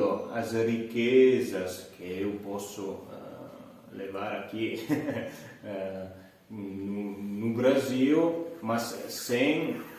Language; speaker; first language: Portuguese; non-native, fluent; Italian